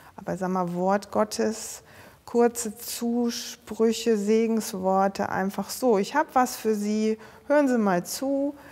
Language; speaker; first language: German; native; German